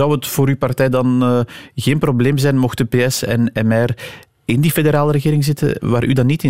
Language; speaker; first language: Dutch; native; Dutch